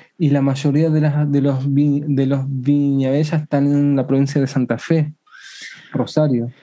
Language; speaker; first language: Spanish; native; Spanish